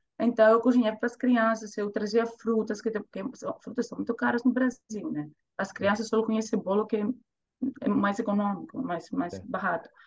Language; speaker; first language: Portuguese; non-native, fluent; Greek